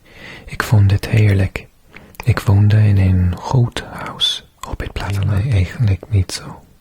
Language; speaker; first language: Dutch; non-native, learner; English